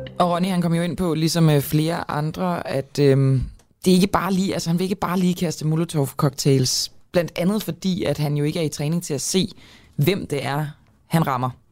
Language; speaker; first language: Danish; native; Danish